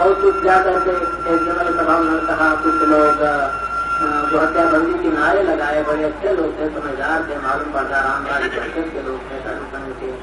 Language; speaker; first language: Hindi; native; Hindi